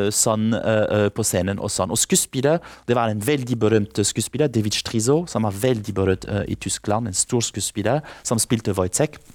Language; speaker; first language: Norwegian; non-native, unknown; French